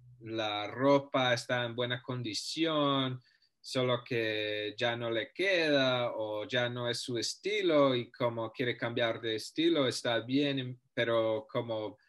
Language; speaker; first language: Spanish; non-native, fluent; English